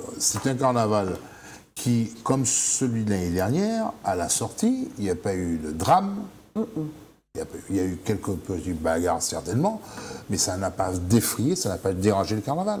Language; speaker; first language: French; native; French